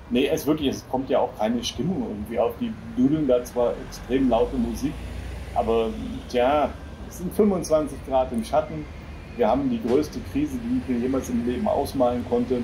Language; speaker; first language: German; native; German